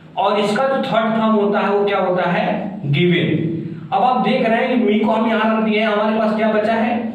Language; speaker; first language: Hindi; native; Hindi